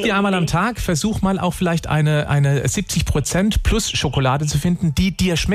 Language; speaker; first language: German; native; German